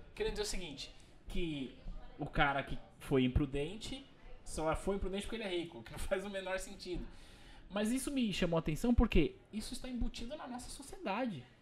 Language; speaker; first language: Portuguese; native; Portuguese